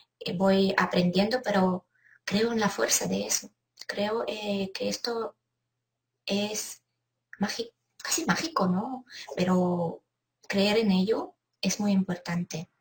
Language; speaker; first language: Spanish; non-native, fluent; Ukrainian